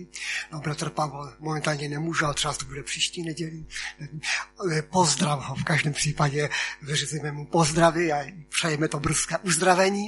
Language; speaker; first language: Czech; non-native, local second language; Polish